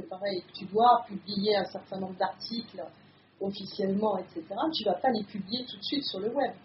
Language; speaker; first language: French; native; French